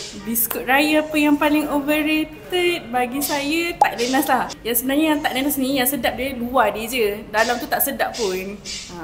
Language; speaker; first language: Malay; native; Malay